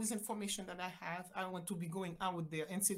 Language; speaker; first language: English; non-native, fluent; Haitian Creole